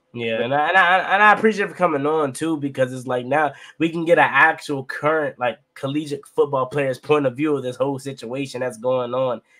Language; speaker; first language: English; native; English